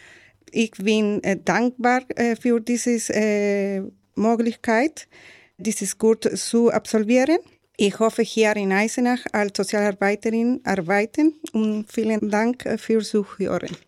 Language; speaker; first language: German; non-native, learner; Spanish